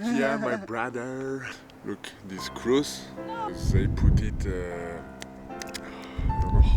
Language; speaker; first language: English; non-native, learner; French